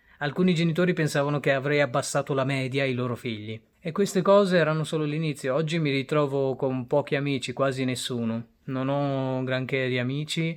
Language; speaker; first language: Italian; early bilingual, other home language; Bangla